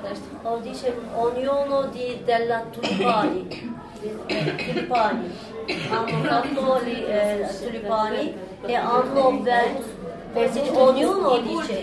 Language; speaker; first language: Italian; non-native, learner; Turkish